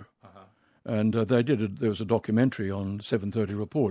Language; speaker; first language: English; native; English